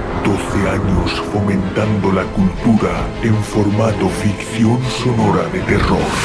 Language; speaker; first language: Spanish; native; Spanish